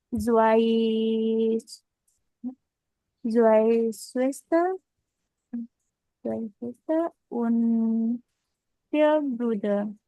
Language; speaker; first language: German; non-native, learner; Indonesian